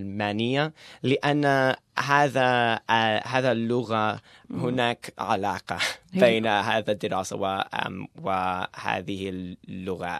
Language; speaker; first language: Arabic; non-native, learner; English